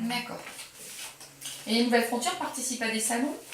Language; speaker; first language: French; native; French